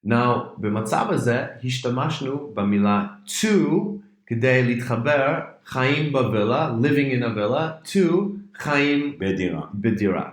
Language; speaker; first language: Hebrew; non-native, fluent; English